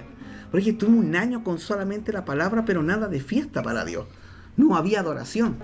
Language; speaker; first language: Spanish; native; Spanish